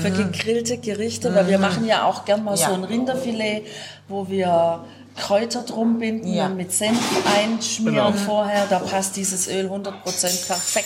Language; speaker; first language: German; native; German